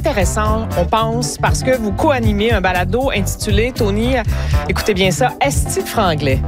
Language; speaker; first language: French; native; French